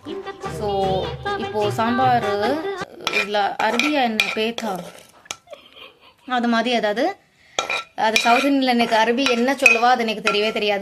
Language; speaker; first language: Tamil; early bilingual, heritage; Tamil